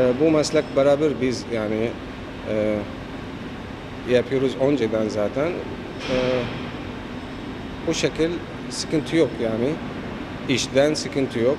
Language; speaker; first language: Turkish; non-native, learner; Arabic